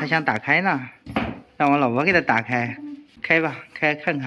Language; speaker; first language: Chinese; native; Chinese